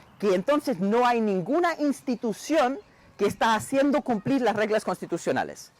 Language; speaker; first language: Spanish; non-native, fluent; English